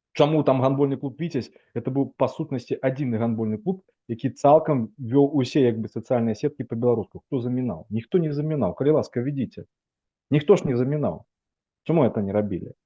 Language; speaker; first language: Belarusian; non-native, local second language; Russian